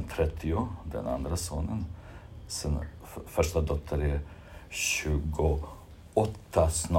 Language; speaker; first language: Swedish; non-native, fluent; Bosnian